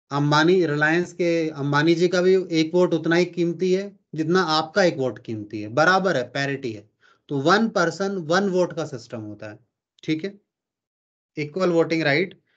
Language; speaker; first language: Hindi; native; Hindi